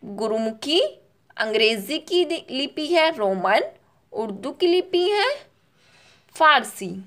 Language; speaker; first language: Hindi; native; Hindi